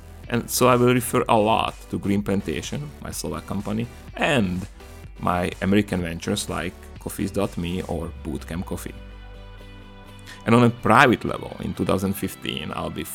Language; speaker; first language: English; non-native, fluent; Hungarian